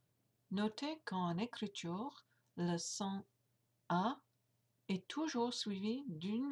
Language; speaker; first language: French; non-native, fluent; English